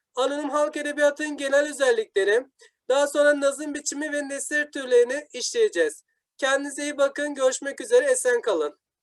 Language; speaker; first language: Turkish; native; Turkish